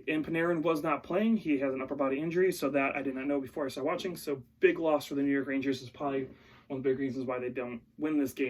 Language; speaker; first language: English; native; English